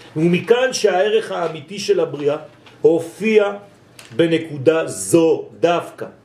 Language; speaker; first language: Hebrew; non-native, fluent; French